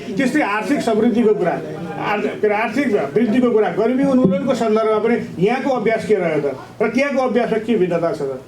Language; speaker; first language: Nepali; native; Nepali